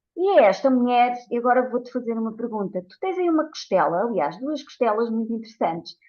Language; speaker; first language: Portuguese; native; Portuguese